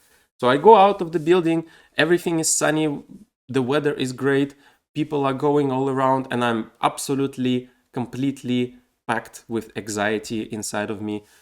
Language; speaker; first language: English; non-native, fluent; Russian